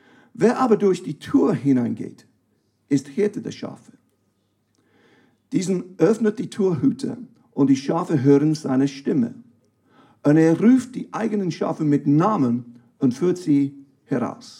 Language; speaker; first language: German; non-native, fluent; English